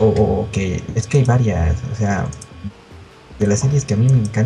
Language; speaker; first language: Spanish; native; Spanish